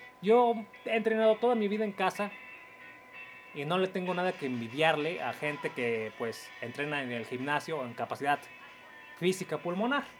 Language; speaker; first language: Spanish; native; Spanish